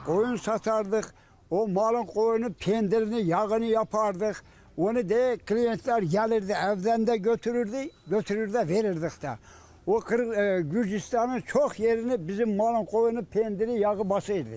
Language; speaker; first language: Turkish; native; Turkish